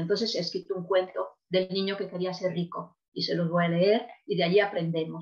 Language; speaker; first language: Spanish; non-native, fluent; Italian